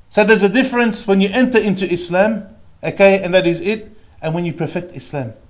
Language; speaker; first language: English; native; English